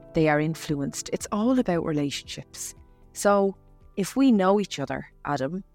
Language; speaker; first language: English; native; English